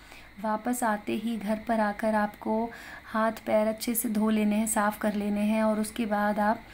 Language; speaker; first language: Hindi; native; Hindi